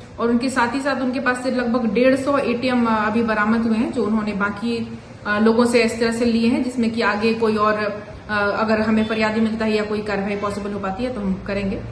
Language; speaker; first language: Hindi; non-native, local second language; Gujarati